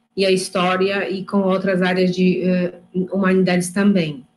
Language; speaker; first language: Portuguese; non-native, fluent; Polish